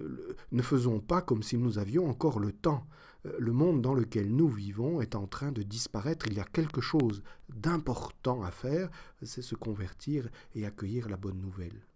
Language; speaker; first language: French; native; French